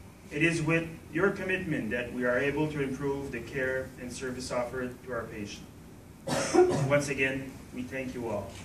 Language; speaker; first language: English; non-native, local second language; French